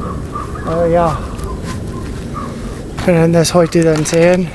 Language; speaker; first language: German; non-native, fluent; Italian